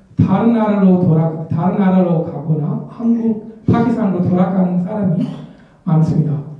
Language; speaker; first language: Korean; non-native, fluent; Urdu